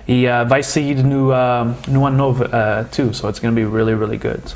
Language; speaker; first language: English; early bilingual, other home language; Portuguese